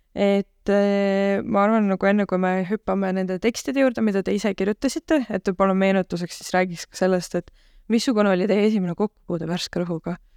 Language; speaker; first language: Estonian; native; Estonian